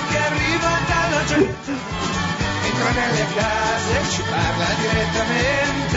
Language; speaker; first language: Italian; native; Italian